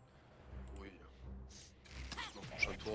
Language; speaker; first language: French; native; French